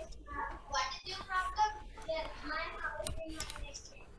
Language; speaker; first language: English; non-native, learner; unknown